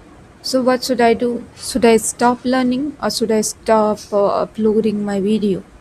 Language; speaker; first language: English; non-native, learner; Bhojpuri